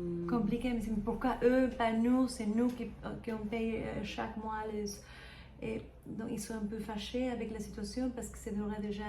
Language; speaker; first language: French; non-native, learner; Spanish